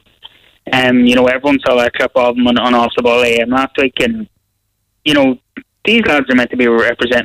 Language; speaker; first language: English; native; English